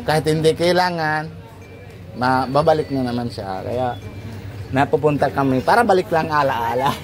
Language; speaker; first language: Filipino; non-native, fluent; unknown